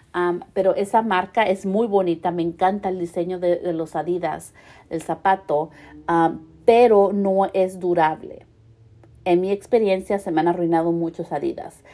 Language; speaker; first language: Spanish; early bilingual, heritage; Spanish